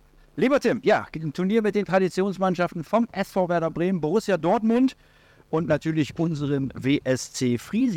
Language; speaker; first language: German; native; German